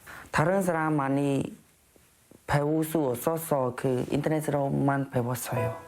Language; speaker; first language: Korean; non-native, learner; Khmer